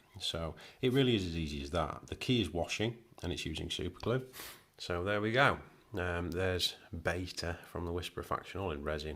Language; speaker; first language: English; native; English